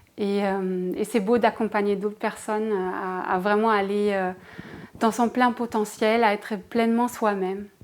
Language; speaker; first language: French; non-native, fluent; German